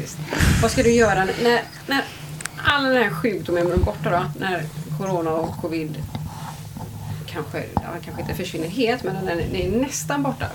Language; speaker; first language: Swedish; native; Swedish